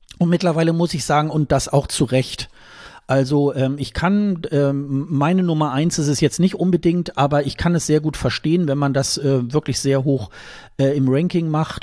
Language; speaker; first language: German; native; German